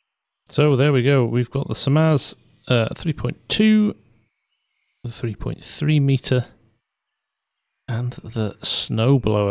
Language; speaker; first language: English; native; English